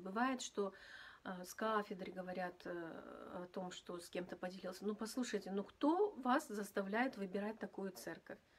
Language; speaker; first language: Russian; native; Russian